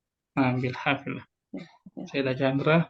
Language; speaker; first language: Indonesian; native; Indonesian